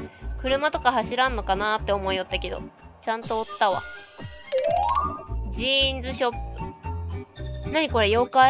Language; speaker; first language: Japanese; native; Japanese